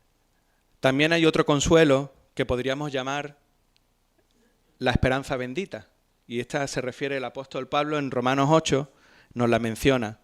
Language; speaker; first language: Spanish; native; Spanish